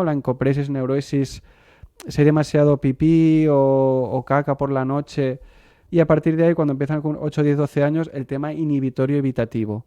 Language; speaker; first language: Spanish; non-native, local second language; Catalan